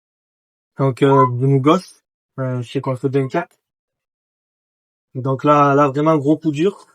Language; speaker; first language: French; native; French